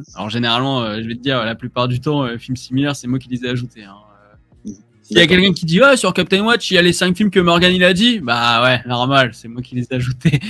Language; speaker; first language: French; native; French